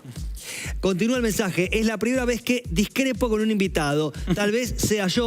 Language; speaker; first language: Spanish; native; Spanish